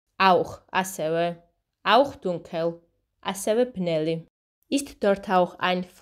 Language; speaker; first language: German; non-native, fluent; Georgian